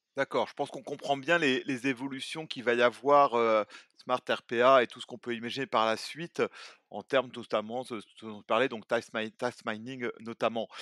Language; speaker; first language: French; native; French